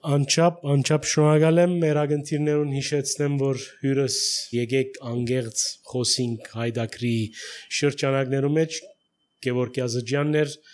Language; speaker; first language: Armenian; native; Armenian